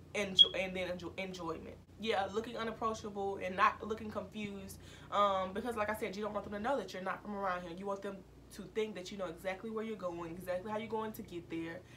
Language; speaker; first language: English; native; English